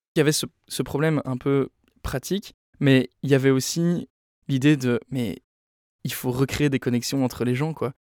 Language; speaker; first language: French; native; French